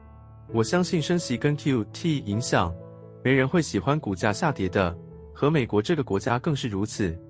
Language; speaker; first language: Chinese; native; Chinese